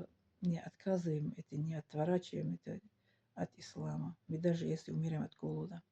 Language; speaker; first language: Russian; non-native, local second language; Tajik